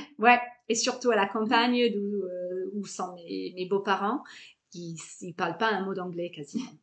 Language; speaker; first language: French; non-native, fluent; English